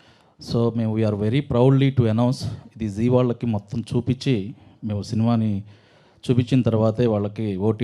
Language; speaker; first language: Telugu; native; Telugu